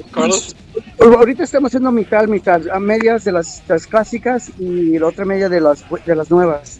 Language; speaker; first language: Spanish; early bilingual, heritage; English